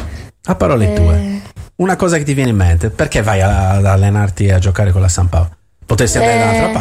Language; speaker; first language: Italian; native; Italian